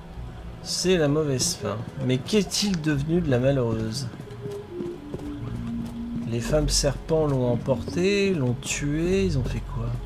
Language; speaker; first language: French; native; French